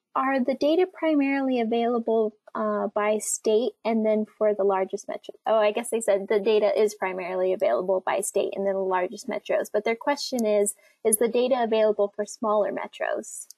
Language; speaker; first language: English; native; English